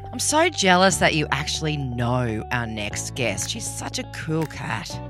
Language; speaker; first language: English; native; English